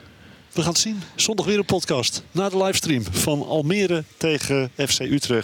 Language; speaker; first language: Dutch; native; Dutch